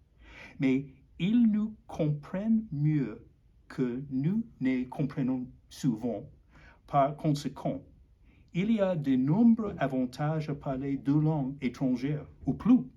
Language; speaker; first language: French; non-native, learner; English